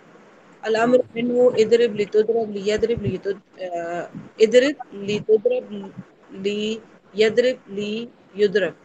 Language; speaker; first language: Arabic; non-native, learner; Urdu